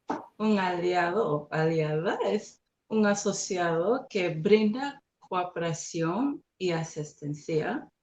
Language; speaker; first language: Spanish; non-native, learner; English